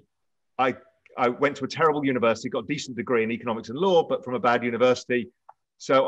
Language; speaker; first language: English; native; English